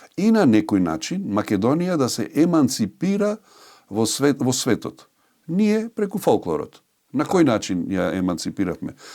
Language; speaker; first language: Macedonian; native; Macedonian